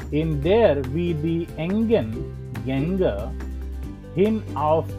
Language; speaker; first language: German; non-native, learner; English